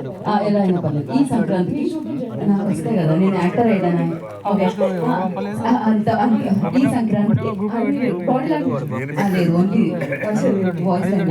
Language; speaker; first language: Telugu; native; Telugu